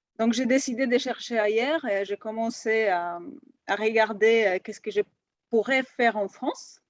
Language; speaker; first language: French; non-native, fluent; Polish